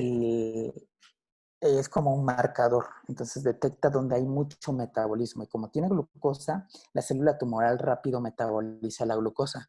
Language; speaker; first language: Spanish; native; Spanish